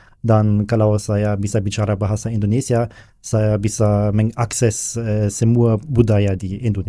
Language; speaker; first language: Indonesian; non-native, learner; German